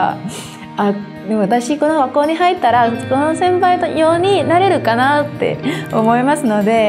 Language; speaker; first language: Japanese; non-native, fluent; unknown